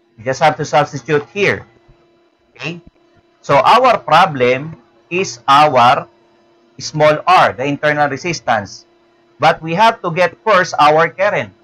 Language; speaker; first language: English; non-native, local second language; Filipino